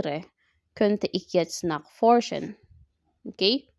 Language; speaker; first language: German; non-native, learner; Filipino